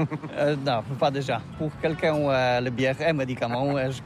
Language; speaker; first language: French; non-native, learner; Polish